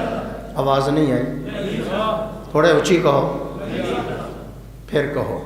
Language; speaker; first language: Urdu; non-native, local second language; Punjabi